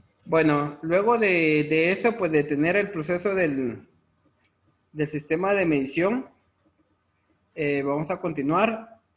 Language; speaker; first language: Spanish; native; Spanish